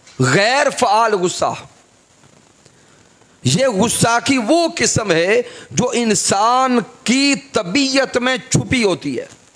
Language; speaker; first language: Urdu; native; Urdu